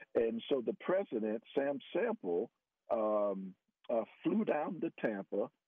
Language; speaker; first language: English; native; English